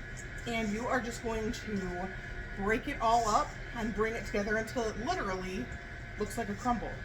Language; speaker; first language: English; native; English